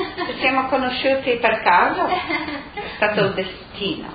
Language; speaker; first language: Italian; non-native, local second language; Friulian